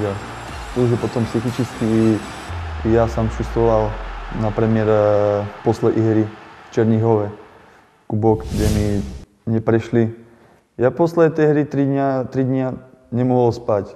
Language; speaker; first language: Russian; non-native, learner; Slovak